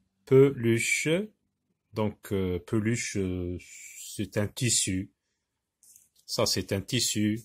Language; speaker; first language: French; non-native, local second language; Arabic